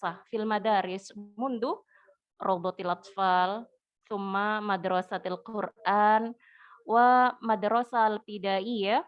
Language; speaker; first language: Arabic; non-native, fluent; Indonesian